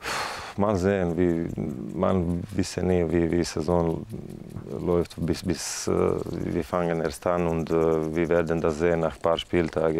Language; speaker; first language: German; non-native, fluent; Serbian